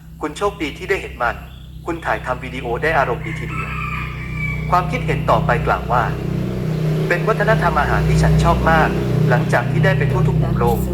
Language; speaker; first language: Thai; native; Thai